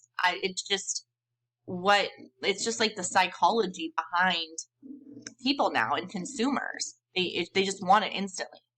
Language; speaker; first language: English; native; English